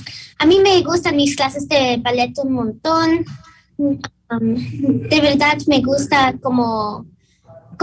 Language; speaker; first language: Spanish; early bilingual, heritage; Spanish